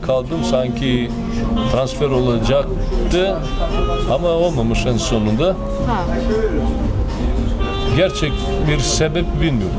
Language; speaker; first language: Turkish; non-native, fluent; Serbian